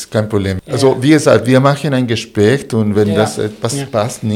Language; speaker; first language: German; non-native, fluent; Spanish